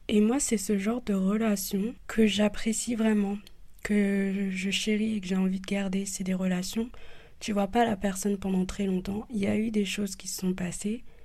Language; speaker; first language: French; early bilingual, other home language; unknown